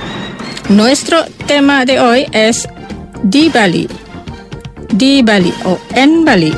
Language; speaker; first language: Spanish; non-native, fluent; Indonesian